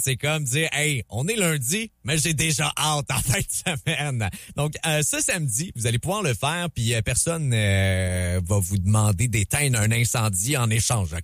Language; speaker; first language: French; native; French